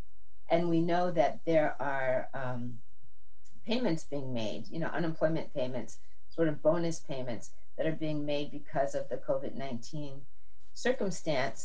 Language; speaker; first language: English; native; English